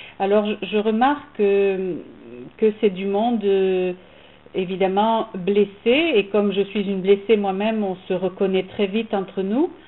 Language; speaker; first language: French; native; French